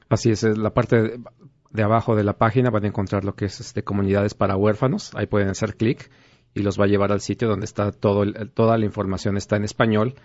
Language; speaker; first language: Spanish; native; Spanish